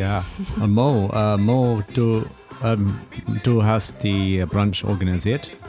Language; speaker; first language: German; non-native, learner; English